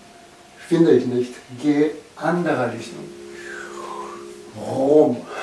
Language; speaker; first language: German; non-native, learner; Japanese